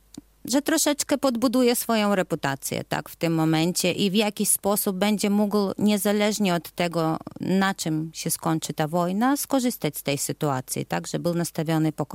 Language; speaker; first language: Polish; non-native, fluent; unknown